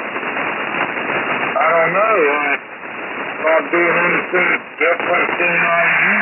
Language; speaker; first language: English; native; English